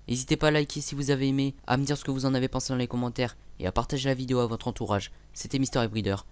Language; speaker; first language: French; native; French